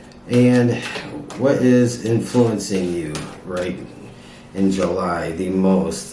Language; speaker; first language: English; native; English